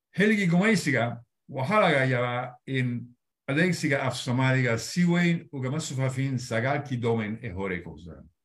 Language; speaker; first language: Somali; non-native, fluent; Italian